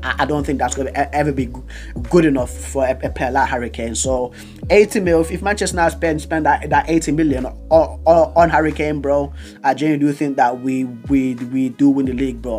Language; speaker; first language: English; native; English